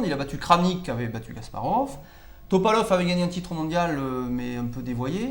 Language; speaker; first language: French; native; French